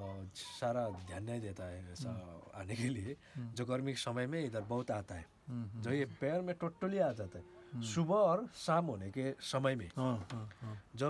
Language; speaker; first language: Hindi; non-native, local second language; Nepali